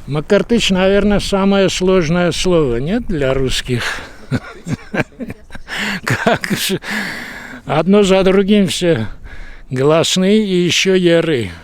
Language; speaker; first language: Russian; non-native, local second language; Armenian